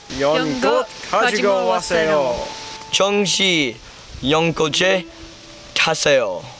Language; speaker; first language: Korean; non-native, learner; English